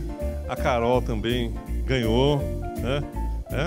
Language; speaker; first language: Portuguese; native; Portuguese